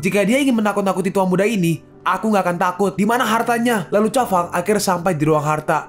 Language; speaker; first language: Indonesian; native; Indonesian